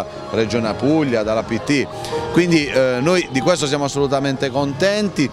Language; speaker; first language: Italian; native; Italian